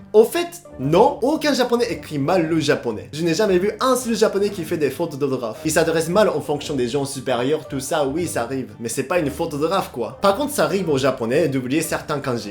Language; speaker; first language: French; non-native, fluent; Japanese